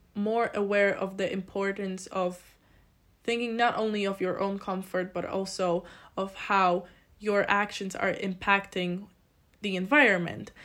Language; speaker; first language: English; non-native, fluent; Polish